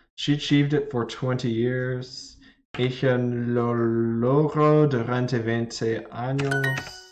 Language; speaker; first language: Spanish; non-native, learner; English